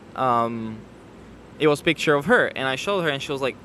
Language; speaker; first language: English; non-native, fluent; Slovak